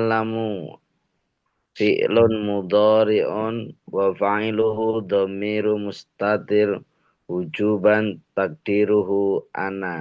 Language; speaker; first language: Arabic; non-native, learner; Indonesian